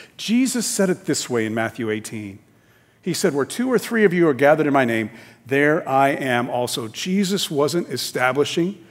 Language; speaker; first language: English; native; English